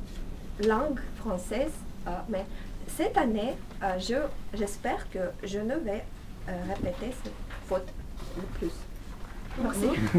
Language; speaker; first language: French; non-native, fluent; Russian